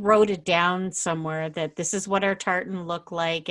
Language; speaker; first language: English; native; English